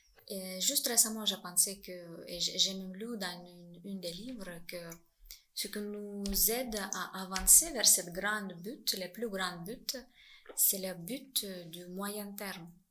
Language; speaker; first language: French; non-native, fluent; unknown